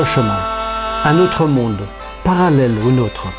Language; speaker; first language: French; native; French